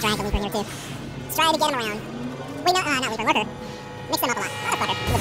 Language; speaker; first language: English; native; English